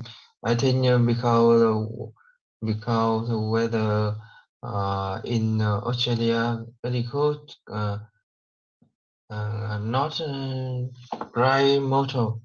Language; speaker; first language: English; non-native, learner; Vietnamese